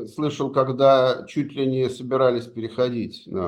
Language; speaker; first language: Russian; native; Russian